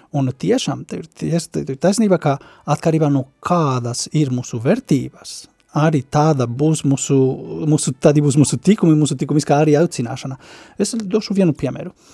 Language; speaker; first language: Latvian; non-native, fluent; Spanish